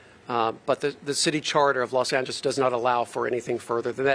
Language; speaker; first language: English; native; English